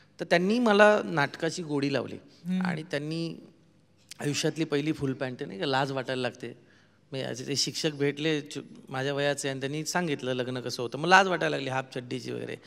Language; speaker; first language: Marathi; non-native, local second language; Marwari